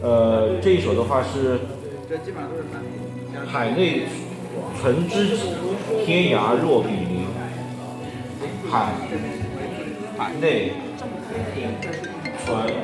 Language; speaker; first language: Chinese; non-native, fluent; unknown